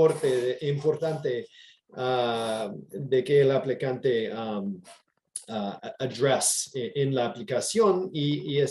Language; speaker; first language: Spanish; non-native, fluent; English